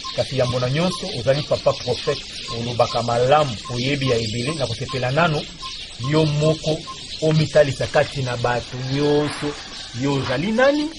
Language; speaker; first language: Lingala; non-native, local second language; Kongo